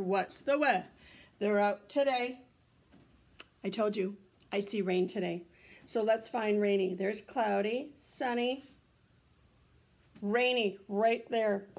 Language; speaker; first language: English; native; English